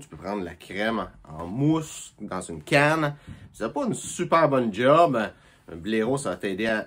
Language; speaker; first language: French; native; French